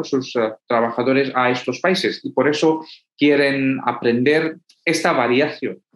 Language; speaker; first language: Spanish; non-native, fluent; Hindi